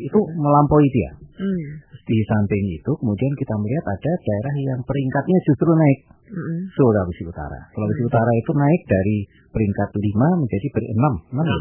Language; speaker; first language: Indonesian; native; Indonesian